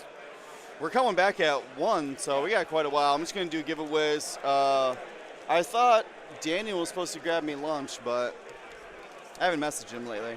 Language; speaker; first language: English; native; English